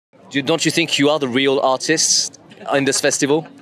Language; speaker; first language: English; non-native, fluent; French